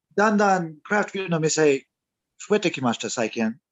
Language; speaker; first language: Japanese; non-native, learner; English